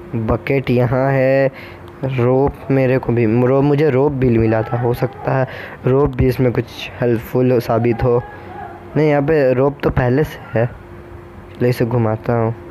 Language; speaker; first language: Hindi; native; Hindi